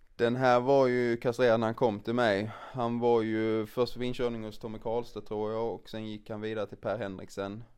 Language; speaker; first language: Swedish; native; Swedish